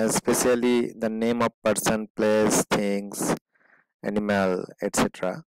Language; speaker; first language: Hindi; non-native, local second language; Bangla